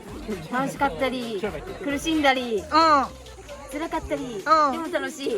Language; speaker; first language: Japanese; native; Japanese